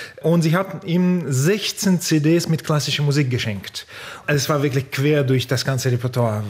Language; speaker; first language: German; non-native, fluent; Russian